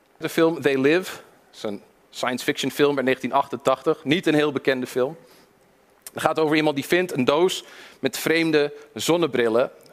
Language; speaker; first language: Dutch; early bilingual, other home language; English